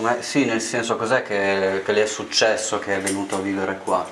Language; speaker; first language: Italian; native; Italian